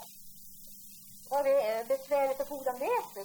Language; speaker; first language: Swedish; native; Swedish